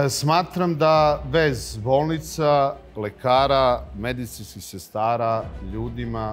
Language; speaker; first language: Serbian; native; Serbian